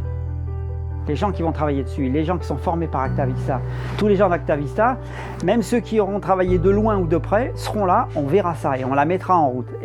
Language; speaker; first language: French; native; French